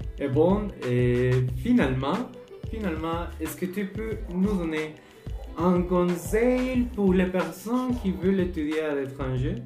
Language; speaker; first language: French; non-native, fluent; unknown